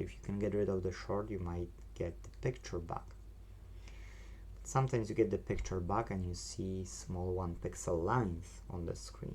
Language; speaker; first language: English; non-native, fluent; Polish